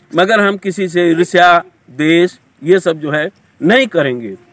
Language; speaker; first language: Hindi; native; Hindi